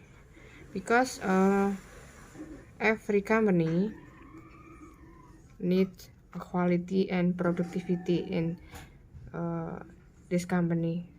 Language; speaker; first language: English; non-native, learner; Indonesian